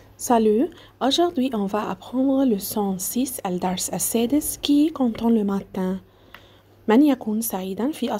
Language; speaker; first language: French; non-native, fluent; Arabic